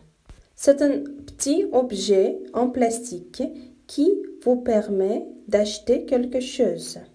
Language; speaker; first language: French; non-native, fluent; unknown